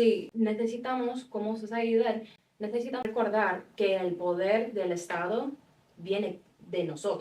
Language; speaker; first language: Spanish; non-native, fluent; English